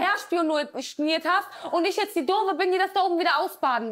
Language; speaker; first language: German; native; German